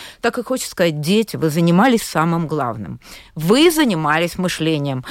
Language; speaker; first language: Russian; native; Russian